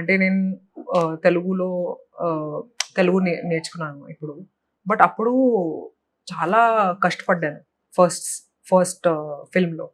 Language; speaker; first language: Telugu; non-native, fluent; Hindi